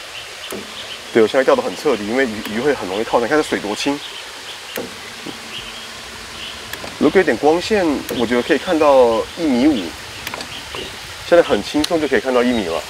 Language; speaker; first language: Chinese; native; Chinese